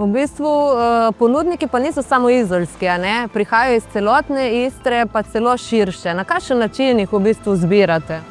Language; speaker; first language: Slovenian; native; Slovenian